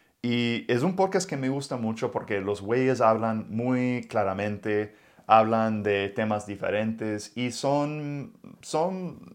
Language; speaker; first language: Spanish; non-native, fluent; English